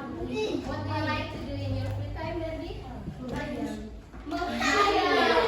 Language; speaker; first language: English; non-native, fluent; Indonesian